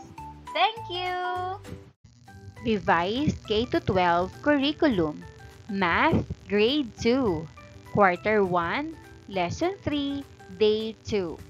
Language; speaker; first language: English; non-native, local second language; Filipino